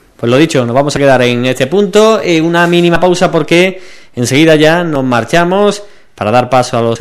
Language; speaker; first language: Spanish; native; Spanish